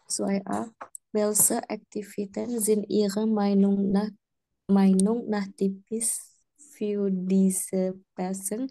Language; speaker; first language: German; non-native, learner; Indonesian